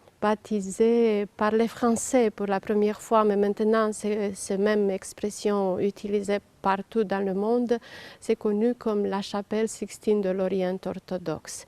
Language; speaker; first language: French; non-native, fluent; Romanian